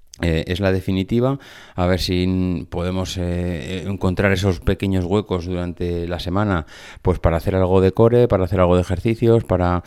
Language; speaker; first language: Spanish; native; Spanish